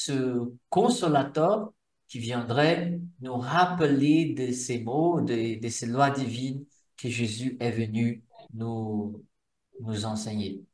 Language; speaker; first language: French; non-native, fluent; Portuguese